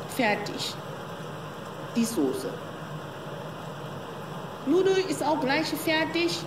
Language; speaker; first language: German; non-native, learner; Chinese